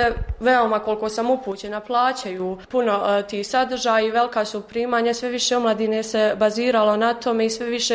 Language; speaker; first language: Croatian; native; Croatian